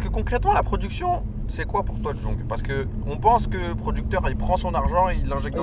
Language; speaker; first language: French; native; French